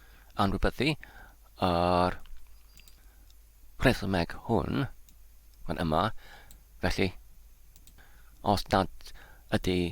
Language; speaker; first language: Welsh; non-native, learner; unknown